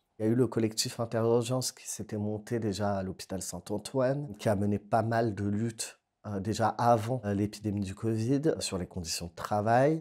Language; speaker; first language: French; native; French